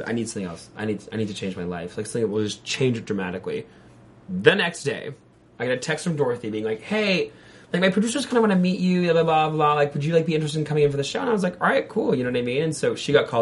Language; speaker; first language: English; native; English